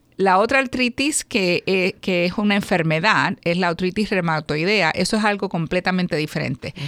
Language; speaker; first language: Spanish; native; Spanish